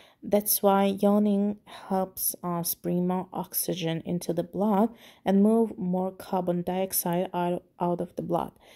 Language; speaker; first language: English; non-native, fluent; Azerbaijani